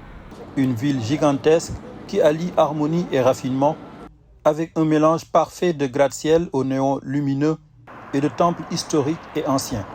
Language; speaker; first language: French; native; French